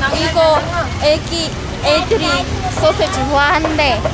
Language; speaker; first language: Korean; non-native, learner; Khmer